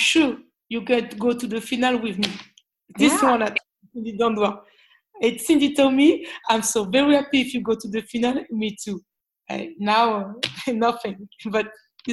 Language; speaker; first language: English; non-native, learner; French